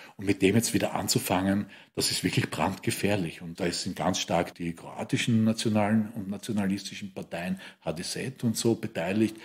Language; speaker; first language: German; native; German